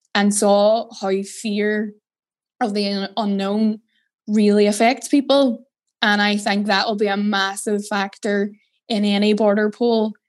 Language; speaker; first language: English; native; English